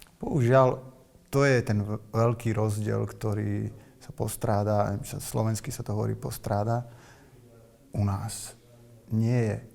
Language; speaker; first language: Slovak; native; Slovak